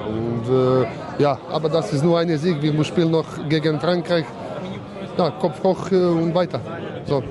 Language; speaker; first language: German; non-native, learner; Croatian